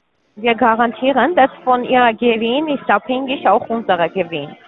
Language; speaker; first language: German; non-native, learner; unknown